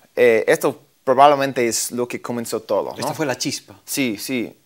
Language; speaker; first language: Spanish; non-native, fluent; English